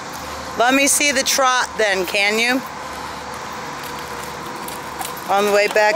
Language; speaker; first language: English; native; English